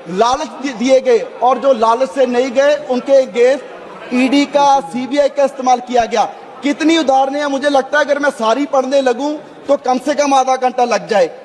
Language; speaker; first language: Hindi; non-native, local second language; Punjabi